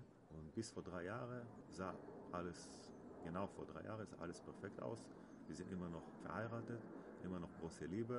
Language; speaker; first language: German; non-native, learner; Hebrew